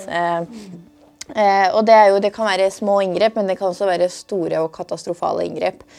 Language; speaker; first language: Norwegian; early bilingual, other home language; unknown